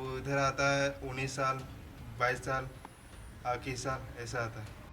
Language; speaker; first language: Hindi; non-native, local second language; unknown